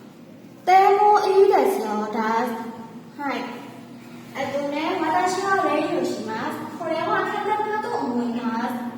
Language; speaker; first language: Japanese; non-native, learner; Burmese